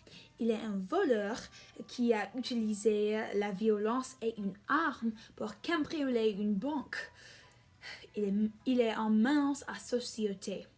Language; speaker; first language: French; non-native, learner; English